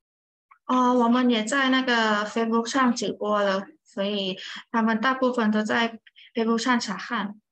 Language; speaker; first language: Chinese; non-native, fluent; Thai